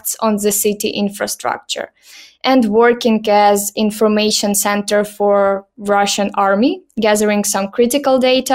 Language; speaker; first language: English; non-native, learner; Ukrainian